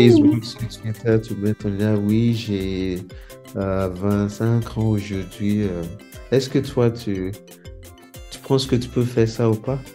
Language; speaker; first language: French; non-native, learner; Portuguese